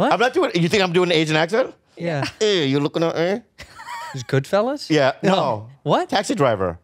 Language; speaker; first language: English; native; English